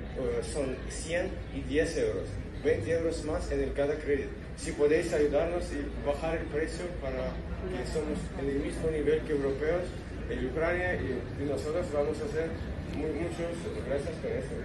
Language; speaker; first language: Spanish; non-native, learner; Ukrainian